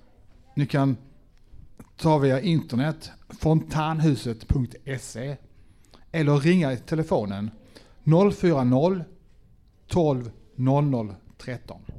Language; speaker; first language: Swedish; native; Swedish